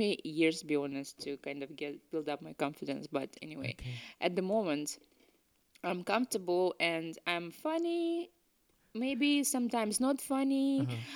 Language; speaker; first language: English; non-native, fluent; Ukrainian